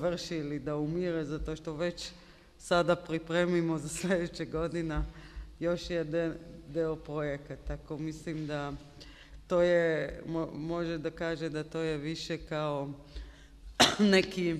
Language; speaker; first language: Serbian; non-native, learner; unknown